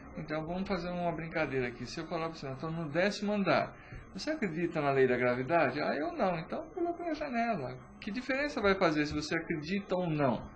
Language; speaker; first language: Portuguese; native; Portuguese